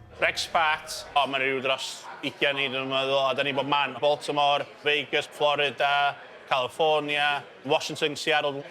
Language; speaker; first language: Welsh; native; Welsh